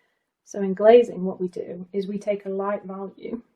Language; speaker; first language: English; native; English